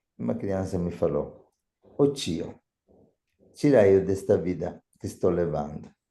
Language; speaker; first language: Portuguese; non-native, fluent; Italian